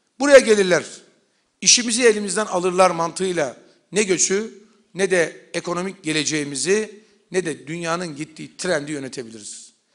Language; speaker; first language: Turkish; native; Turkish